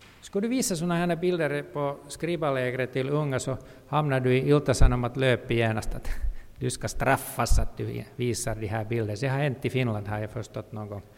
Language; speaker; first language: Swedish; non-native, local second language; Finnish